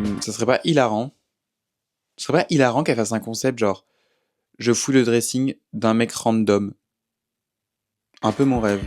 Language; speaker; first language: French; native; French